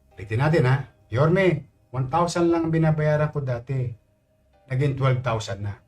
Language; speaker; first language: Filipino; native; Filipino